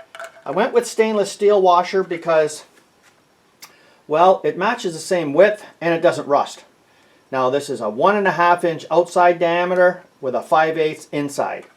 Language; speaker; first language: English; native; English